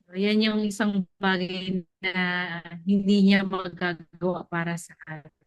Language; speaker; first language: Filipino; native; Filipino